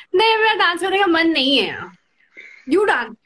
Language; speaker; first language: Hindi; native; Hindi